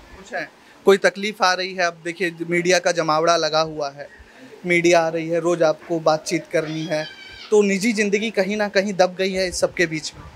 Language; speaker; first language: Hindi; native; Hindi